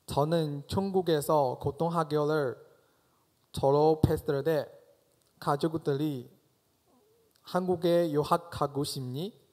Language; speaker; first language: Korean; non-native, fluent; Chinese